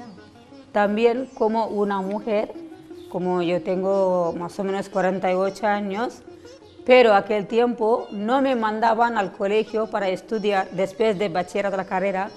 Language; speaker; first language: Spanish; non-native, learner; Telugu